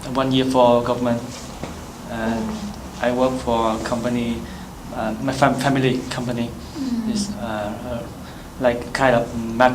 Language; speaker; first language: English; non-native, learner; Vietnamese